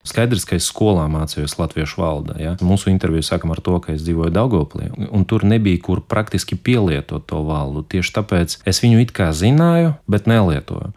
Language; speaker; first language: Latvian; non-native, local second language; Russian